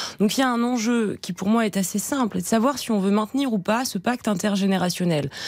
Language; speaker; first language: French; native; French